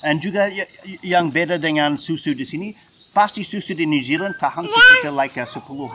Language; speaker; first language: Indonesian; non-native, fluent; English